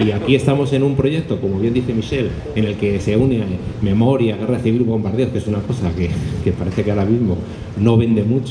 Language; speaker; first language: Spanish; native; Spanish